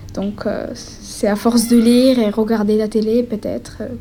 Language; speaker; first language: French; non-native, fluent; Spanish